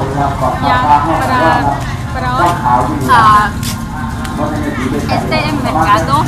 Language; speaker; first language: Spanish; non-native, learner; Thai